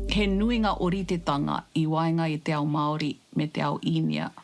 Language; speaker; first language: Māori; non-native, fluent; Malayalam